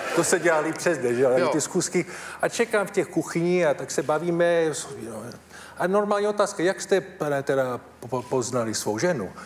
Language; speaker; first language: Czech; early bilingual, heritage; Czech